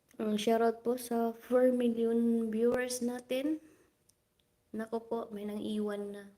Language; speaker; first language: Filipino; non-native, local second language; Waray